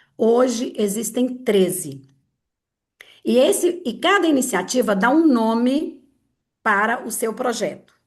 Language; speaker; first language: Portuguese; native; Portuguese